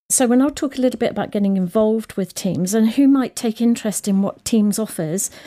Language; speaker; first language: English; native; English